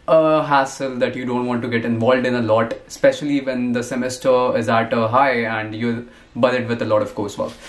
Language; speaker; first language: English; non-native, local second language; Hindi